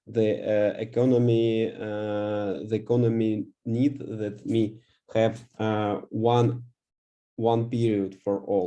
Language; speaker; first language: English; non-native, learner; Russian